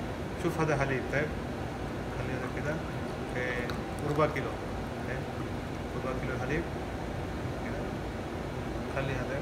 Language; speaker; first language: Arabic; non-native, learner; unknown